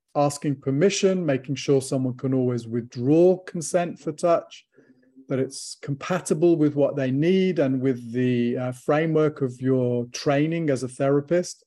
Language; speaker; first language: English; native; English